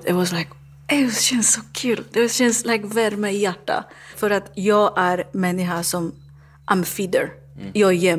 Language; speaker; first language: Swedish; non-native, learner; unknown